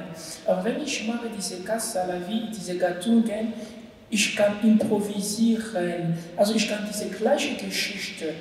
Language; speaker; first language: German; non-native, learner; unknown